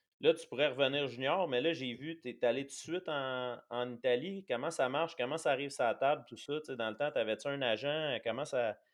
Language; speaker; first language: French; native; French